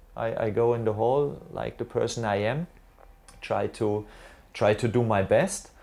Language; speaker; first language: English; non-native, fluent; German